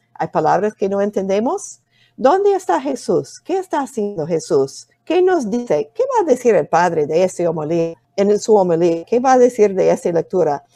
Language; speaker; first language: Spanish; non-native, fluent; English